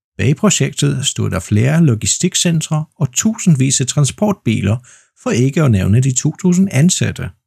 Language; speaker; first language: Danish; non-native, fluent; Polish